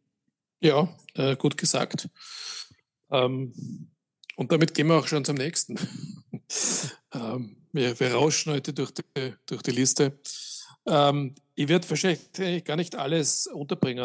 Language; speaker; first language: German; native; German